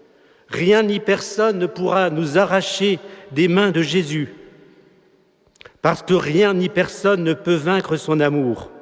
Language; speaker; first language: French; native; French